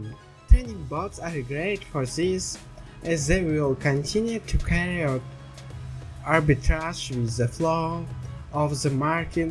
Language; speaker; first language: English; non-native, learner; Russian